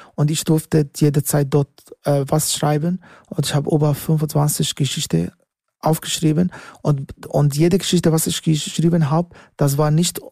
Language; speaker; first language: German; non-native, fluent; Arabic